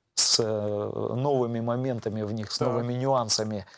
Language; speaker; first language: Russian; native; Russian